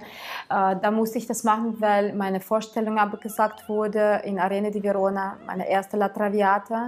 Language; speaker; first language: German; non-native, fluent; Tatar